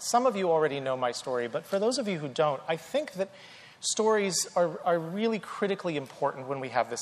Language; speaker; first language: English; native; English